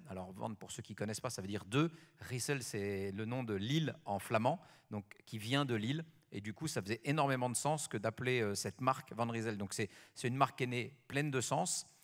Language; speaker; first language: French; native; French